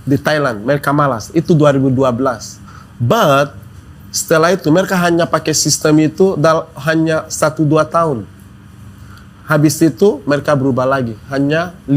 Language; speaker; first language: Indonesian; non-native, fluent; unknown